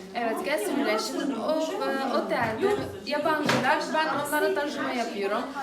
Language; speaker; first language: Turkish; non-native, learner; Arabic